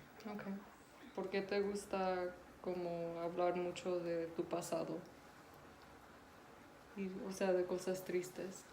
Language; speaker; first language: Spanish; non-native, learner; English